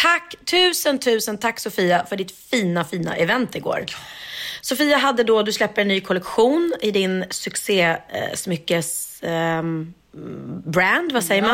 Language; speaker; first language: Swedish; native; Swedish